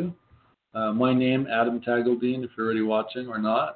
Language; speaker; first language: English; native; English